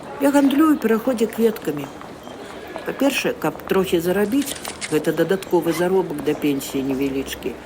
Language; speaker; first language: Belarusian; native; Belarusian